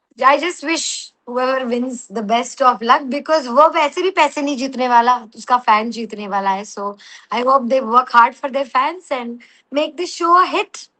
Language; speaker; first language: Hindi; non-native, local second language; Telugu